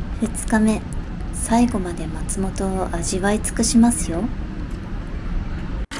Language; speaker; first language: Japanese; native; Japanese